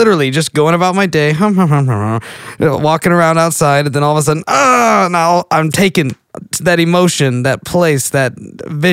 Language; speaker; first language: English; native; English